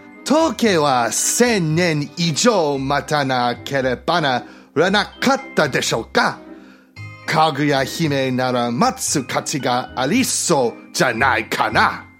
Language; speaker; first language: Japanese; non-native, learner; English